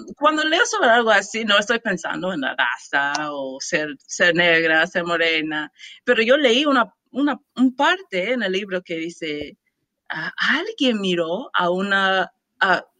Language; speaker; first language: Spanish; non-native, learner; English